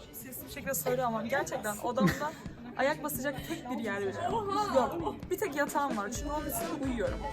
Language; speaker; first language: Turkish; native; Turkish